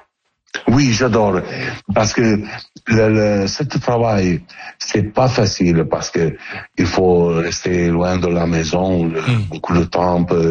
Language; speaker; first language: French; non-native, learner; Italian